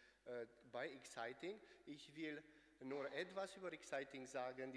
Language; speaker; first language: German; non-native, fluent; Romanian